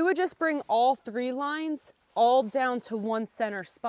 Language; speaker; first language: English; native; English